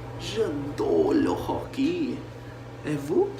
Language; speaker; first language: French; non-native, learner; English